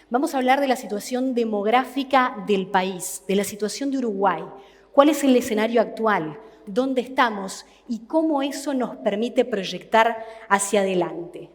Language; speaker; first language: Spanish; native; Spanish